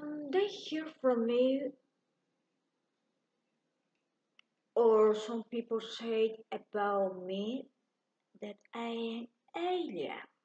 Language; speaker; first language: English; non-native, learner; Spanish